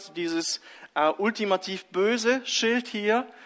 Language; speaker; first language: German; early bilingual, other home language; Russian